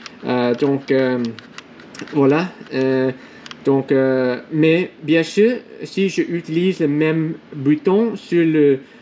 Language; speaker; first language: French; non-native, learner; English